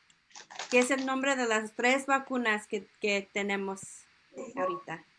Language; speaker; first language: Spanish; early bilingual, heritage; Spanish